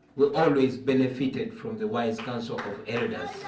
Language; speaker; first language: English; non-native, local second language; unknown